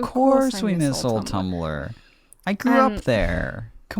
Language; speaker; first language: English; native; English